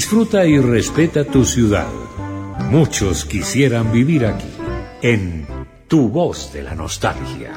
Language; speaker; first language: Spanish; native; Spanish